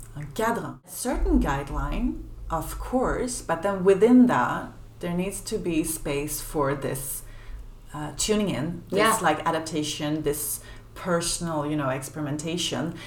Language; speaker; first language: English; non-native, fluent; Swedish